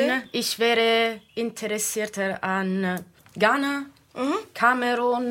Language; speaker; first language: German; non-native, fluent; Italian